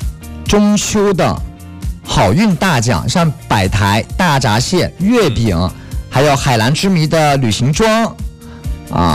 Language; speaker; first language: Chinese; native; Chinese